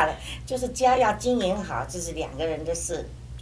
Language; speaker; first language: Chinese; native; Chinese